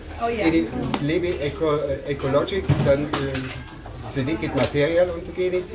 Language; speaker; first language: Indonesian; non-native, learner; German